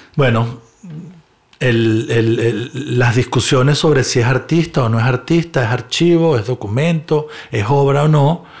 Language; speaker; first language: Spanish; native; Spanish